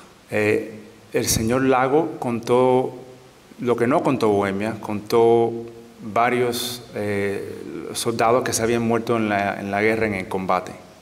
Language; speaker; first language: Spanish; early bilingual, heritage; Spanish